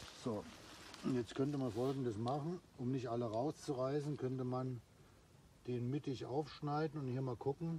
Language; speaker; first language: German; native; German